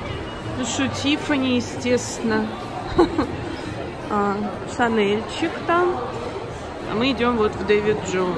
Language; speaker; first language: Russian; native; Russian